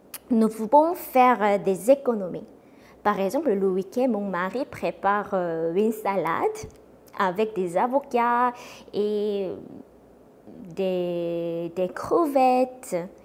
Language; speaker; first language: French; non-native, fluent; Korean